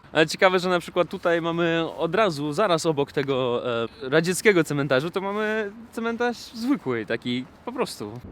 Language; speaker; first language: Polish; non-native, fluent; Russian